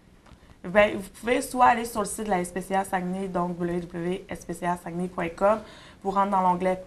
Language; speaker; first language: French; native; French